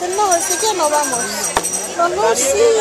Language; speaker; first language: Spanish; native; Spanish